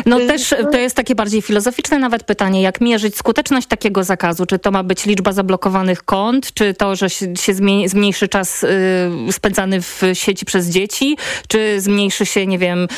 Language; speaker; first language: Polish; native; Polish